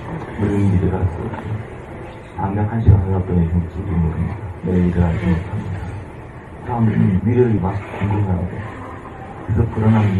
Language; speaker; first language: Korean; native; Korean